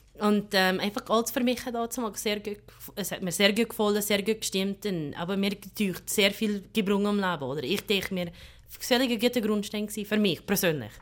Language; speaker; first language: German; non-native, fluent; English